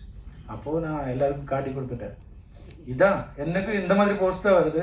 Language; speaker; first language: Tamil; non-native, learner; Malayalam